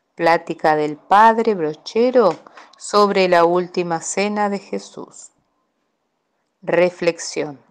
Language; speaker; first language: Spanish; native; Spanish